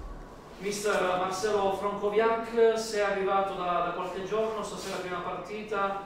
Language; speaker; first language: Italian; native; Italian